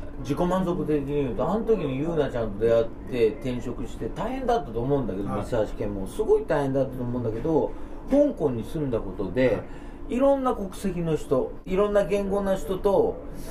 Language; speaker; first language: Japanese; native; Japanese